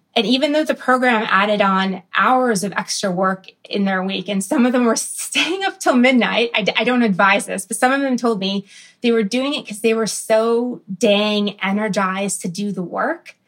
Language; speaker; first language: English; early bilingual, other home language; Arabic